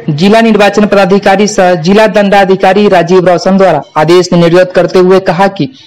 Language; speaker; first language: Hindi; native; Hindi